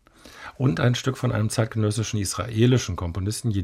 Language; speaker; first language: German; native; German